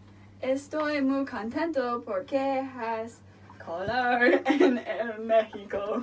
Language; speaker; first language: Spanish; non-native, learner; English